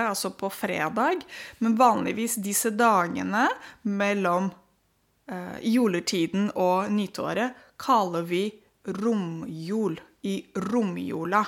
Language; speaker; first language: Norwegian; non-native, fluent; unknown